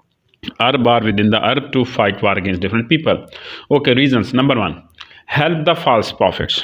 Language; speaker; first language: English; non-native, local second language; Urdu